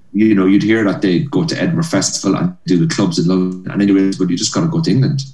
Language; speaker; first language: English; native; English